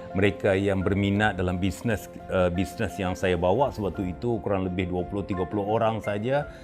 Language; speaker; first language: Malay; native; Malay